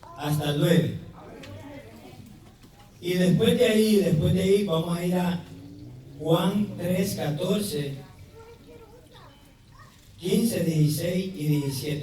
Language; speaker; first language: Spanish; native; Spanish